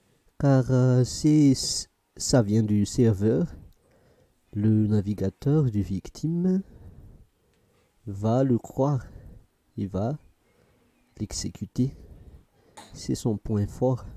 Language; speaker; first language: French; non-native, fluent; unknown